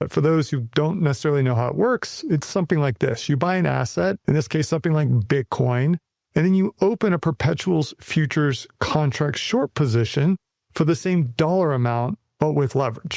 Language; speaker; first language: English; native; English